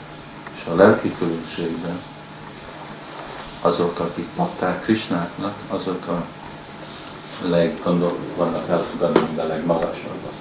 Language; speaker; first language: Hungarian; early bilingual, heritage; Hungarian